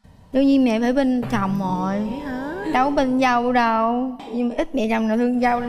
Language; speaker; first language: Vietnamese; native; Vietnamese